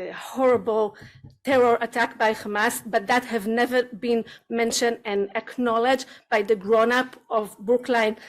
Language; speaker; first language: English; non-native, learner; Hebrew